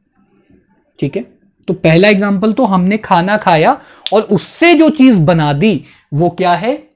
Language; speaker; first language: Hindi; native; Hindi